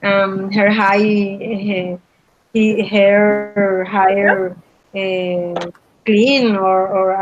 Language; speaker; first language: English; non-native, learner; Spanish